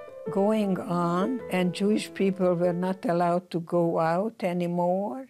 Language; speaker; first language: English; non-native, fluent; Hungarian